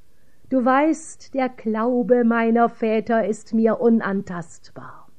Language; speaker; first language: German; native; German